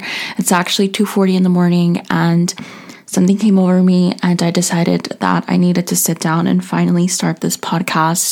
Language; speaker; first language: English; native; English